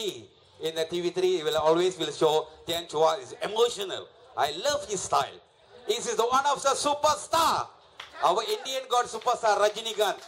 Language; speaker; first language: English; non-native, local second language; Tamil